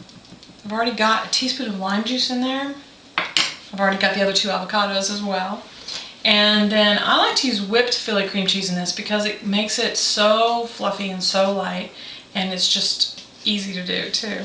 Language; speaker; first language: English; native; English